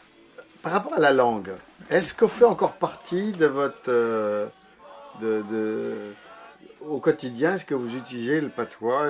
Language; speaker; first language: French; native; French